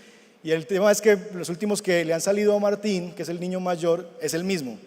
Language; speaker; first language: Spanish; native; Spanish